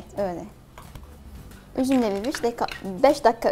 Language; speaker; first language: Turkish; non-native, learner; Arabic